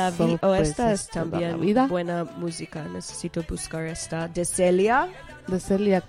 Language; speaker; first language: Spanish; non-native, learner; English